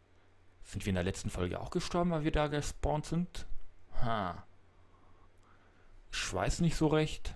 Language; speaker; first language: German; native; German